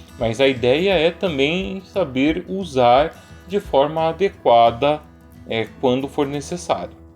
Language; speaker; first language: Portuguese; native; Portuguese